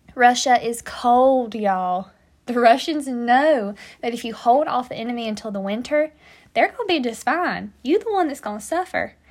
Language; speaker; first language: English; native; English